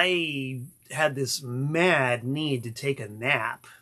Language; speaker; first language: English; native; English